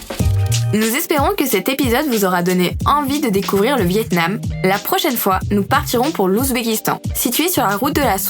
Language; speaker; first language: French; native; French